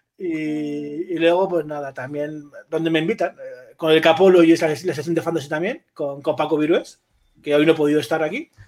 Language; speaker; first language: Spanish; native; Spanish